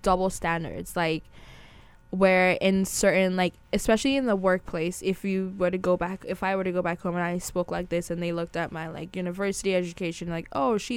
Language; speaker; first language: English; non-native, local second language; Akan